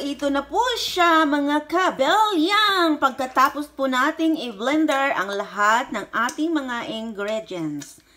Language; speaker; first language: Filipino; non-native, local second language; Cebuano